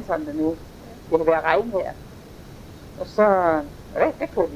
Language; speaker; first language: Danish; native; Danish